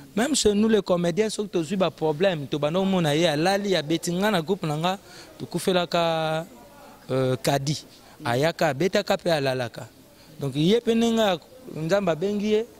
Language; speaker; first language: Lingala; native; Lingala